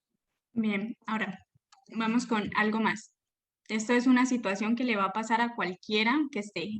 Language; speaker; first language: Spanish; native; Spanish